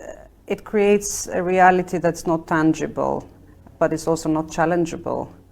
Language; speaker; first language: English; non-native, fluent; Albanian